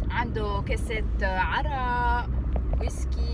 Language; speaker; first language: Arabic; native; Arabic